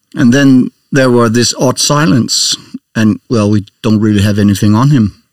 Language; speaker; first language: English; non-native, fluent; Danish